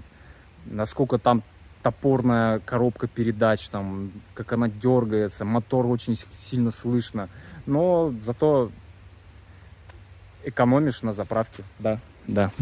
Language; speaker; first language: Russian; native; Russian